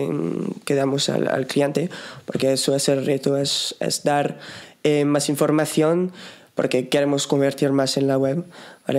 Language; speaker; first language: Spanish; non-native, fluent; French